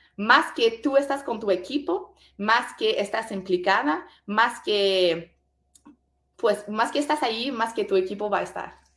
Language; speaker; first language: Spanish; non-native, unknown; French